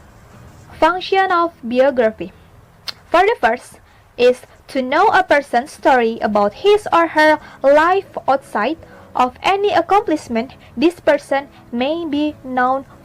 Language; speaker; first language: English; non-native, fluent; Indonesian